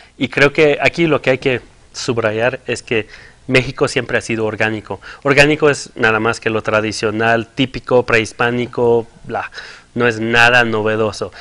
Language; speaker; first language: Spanish; non-native, fluent; French